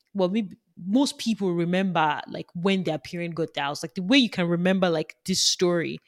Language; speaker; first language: English; non-native, local second language; Yoruba